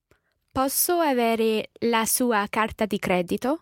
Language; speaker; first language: Italian; non-native, learner; English